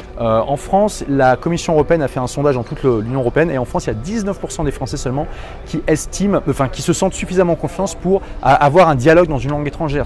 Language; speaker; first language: French; native; French